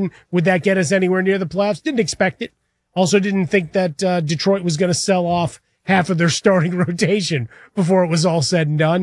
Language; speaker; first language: English; native; English